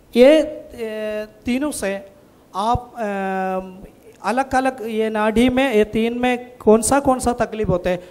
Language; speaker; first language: Hindi; non-native, local second language; Malayalam